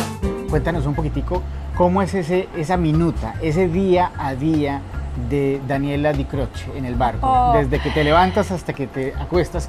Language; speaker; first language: Spanish; native; Spanish